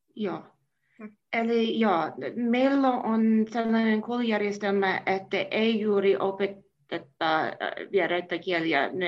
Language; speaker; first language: Finnish; non-native, fluent; English